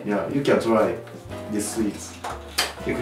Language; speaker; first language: English; non-native, learner; Japanese